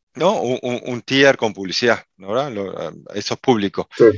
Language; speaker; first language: Spanish; native; Spanish